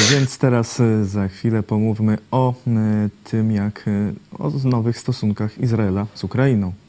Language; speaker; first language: Polish; native; Polish